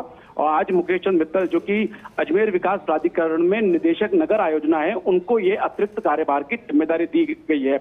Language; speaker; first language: Hindi; native; Hindi